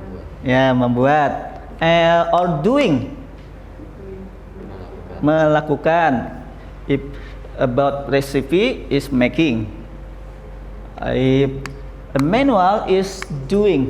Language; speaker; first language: English; non-native, learner; Indonesian